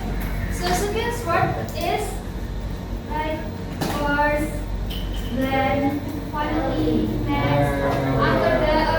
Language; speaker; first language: English; non-native, learner; Indonesian